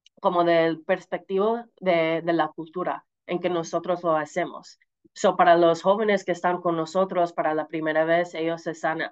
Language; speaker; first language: Spanish; early bilingual, heritage; Spanish